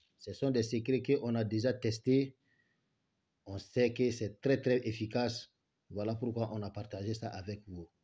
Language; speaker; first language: French; non-native, local second language; Bambara